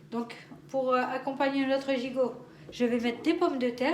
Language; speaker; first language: French; native; French